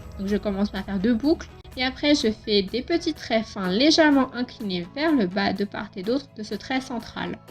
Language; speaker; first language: French; native; French